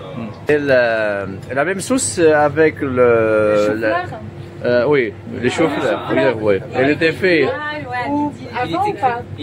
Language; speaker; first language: French; non-native, fluent; Arabic